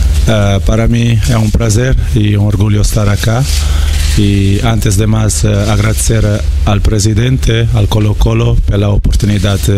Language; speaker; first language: Spanish; non-native, learner; Portuguese